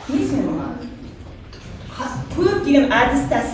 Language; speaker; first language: Kazakh; native; Kazakh